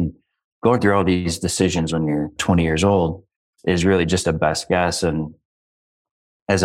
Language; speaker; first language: English; native; English